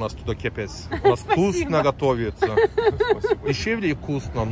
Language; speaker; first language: Russian; non-native, learner; Turkish